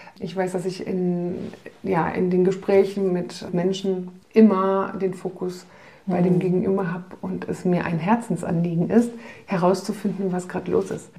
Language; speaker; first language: German; early bilingual, other home language; Polish